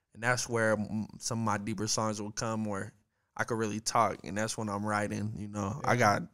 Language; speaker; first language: English; native; English